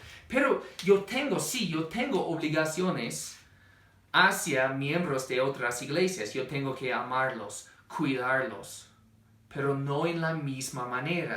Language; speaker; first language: Spanish; non-native, fluent; English